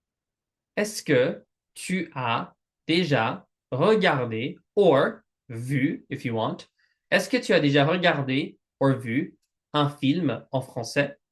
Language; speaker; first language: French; non-native, fluent; English